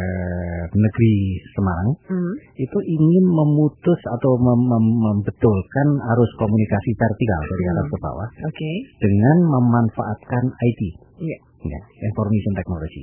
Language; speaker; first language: Indonesian; native; Indonesian